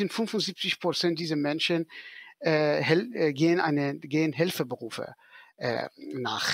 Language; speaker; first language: German; non-native, fluent; Persian